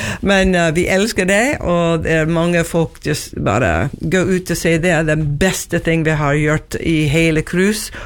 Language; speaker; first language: Norwegian; non-native, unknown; English